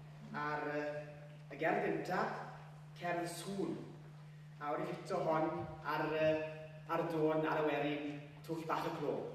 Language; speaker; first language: Welsh; native; Welsh